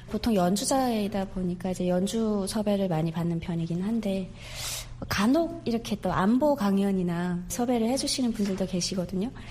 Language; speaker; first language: Korean; native; Korean